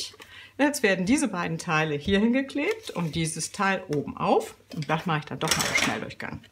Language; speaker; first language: German; native; German